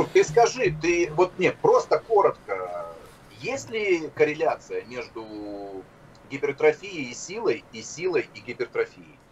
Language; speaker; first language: Russian; native; Russian